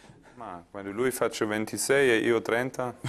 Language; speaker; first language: Italian; non-native, learner; German